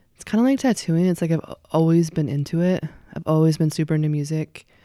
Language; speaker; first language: English; native; English